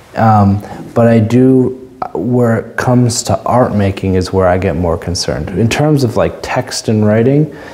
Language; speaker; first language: English; native; English